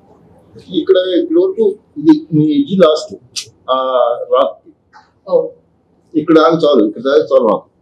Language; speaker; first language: Telugu; native; Telugu